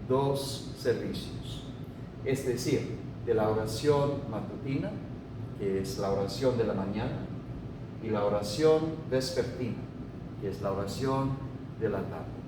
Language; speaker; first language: Spanish; non-native, fluent; English